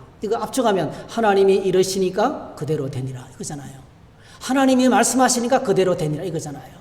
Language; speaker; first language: Korean; native; Korean